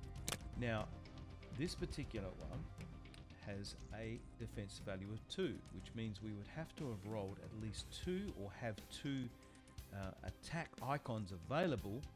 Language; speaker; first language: English; native; English